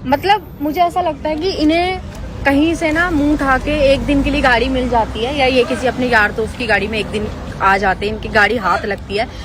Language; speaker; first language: Hindi; native; Hindi